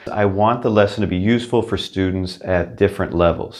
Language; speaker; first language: English; native; English